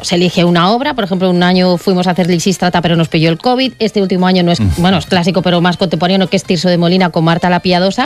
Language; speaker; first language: Spanish; native; Spanish